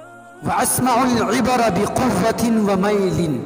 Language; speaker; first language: Arabic; non-native, learner; Urdu